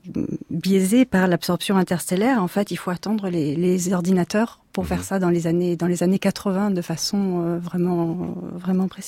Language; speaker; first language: French; native; French